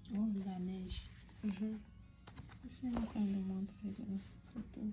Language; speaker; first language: French; non-native, learner; English